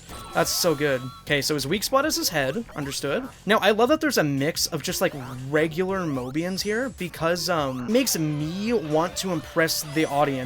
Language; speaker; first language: English; native; English